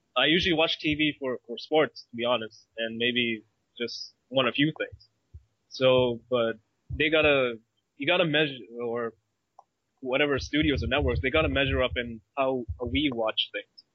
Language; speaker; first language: English; early bilingual, other home language; Malay